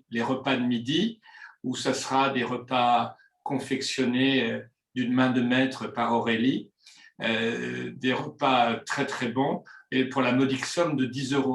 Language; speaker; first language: French; native; French